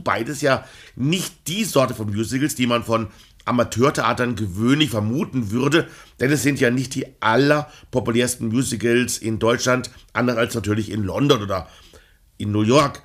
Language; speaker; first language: German; native; German